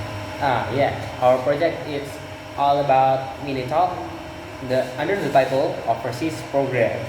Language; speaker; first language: English; non-native, learner; Indonesian